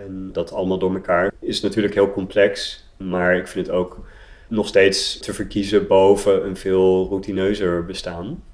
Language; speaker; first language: Dutch; native; Dutch